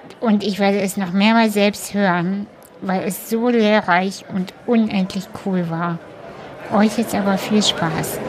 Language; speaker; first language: German; early bilingual, other home language; Russian